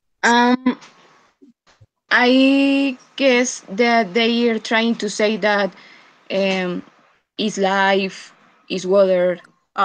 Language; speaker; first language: English; non-native, fluent; Spanish